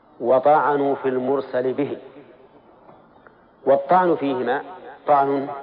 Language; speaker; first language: Arabic; native; Arabic